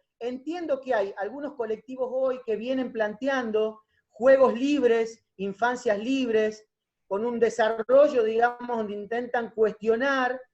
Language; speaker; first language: Spanish; native; Spanish